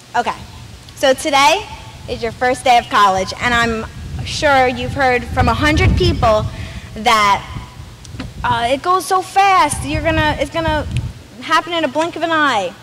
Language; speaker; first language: English; native; English